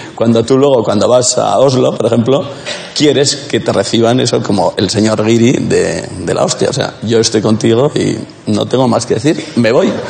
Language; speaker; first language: Spanish; native; Spanish